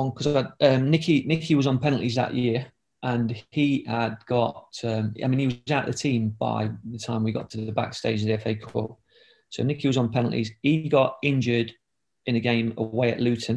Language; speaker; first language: English; native; English